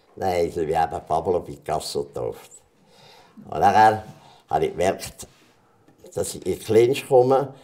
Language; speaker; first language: German; native; German